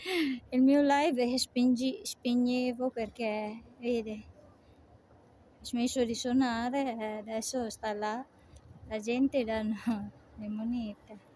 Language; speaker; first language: Italian; non-native, fluent; Cebuano